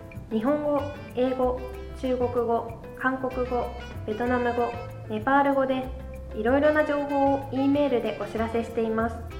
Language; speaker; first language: Japanese; native; Japanese